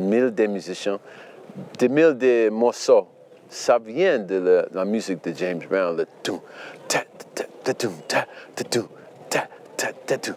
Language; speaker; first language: French; non-native, learner; English